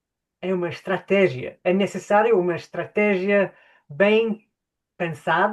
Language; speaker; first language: Portuguese; non-native, fluent; English